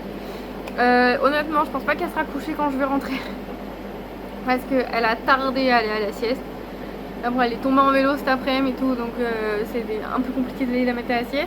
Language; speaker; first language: French; native; French